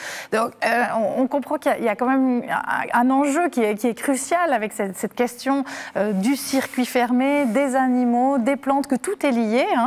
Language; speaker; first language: French; native; French